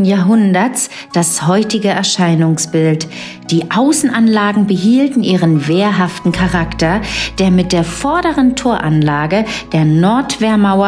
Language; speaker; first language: German; native; German